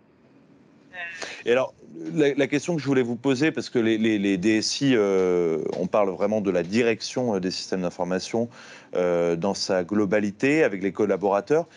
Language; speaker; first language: French; native; French